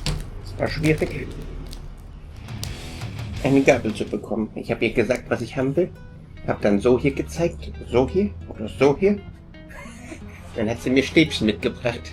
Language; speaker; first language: German; native; German